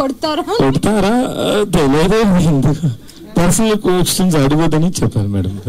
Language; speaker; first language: Telugu; non-native, learner; Tamil